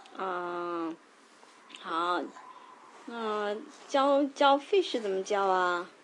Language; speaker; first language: Chinese; native; Chinese